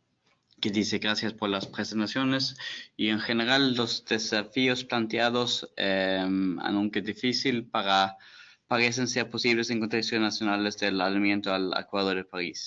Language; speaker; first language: Spanish; non-native, fluent; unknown